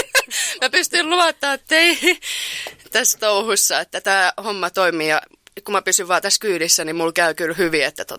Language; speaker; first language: Finnish; native; Finnish